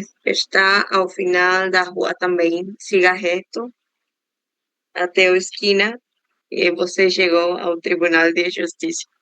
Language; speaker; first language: Portuguese; non-native, learner; Spanish